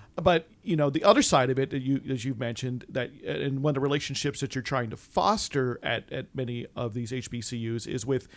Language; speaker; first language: English; native; English